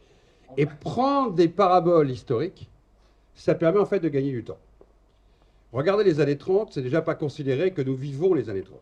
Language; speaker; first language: French; native; French